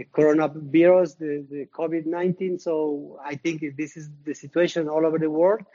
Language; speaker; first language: English; non-native, learner; Spanish